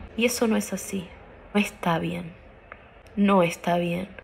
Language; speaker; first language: Spanish; native; Spanish